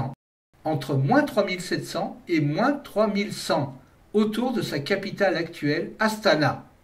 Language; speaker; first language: French; native; French